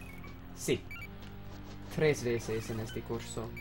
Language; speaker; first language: Spanish; non-native, learner; English